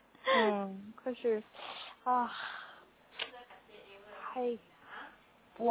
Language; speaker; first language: Chinese; non-native, learner; Korean